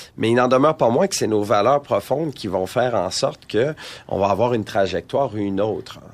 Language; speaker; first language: French; native; French